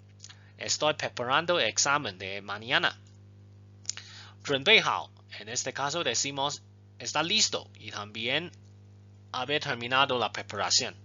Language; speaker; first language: Spanish; non-native, fluent; Chinese